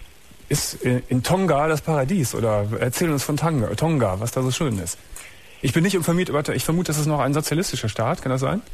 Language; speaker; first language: German; native; German